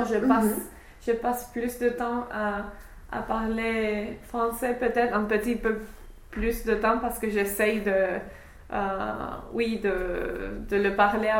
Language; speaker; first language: French; non-native, fluent; English